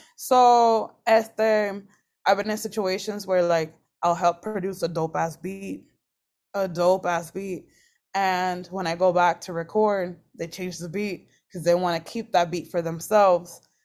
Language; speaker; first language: English; early bilingual, other home language; Spanish